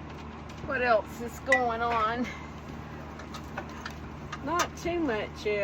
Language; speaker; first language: English; native; English